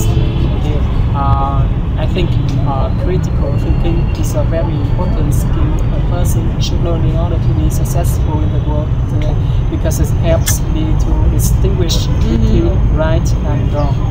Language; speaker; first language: English; non-native, learner; Vietnamese